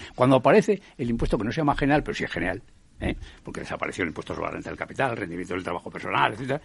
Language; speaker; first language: Spanish; native; Spanish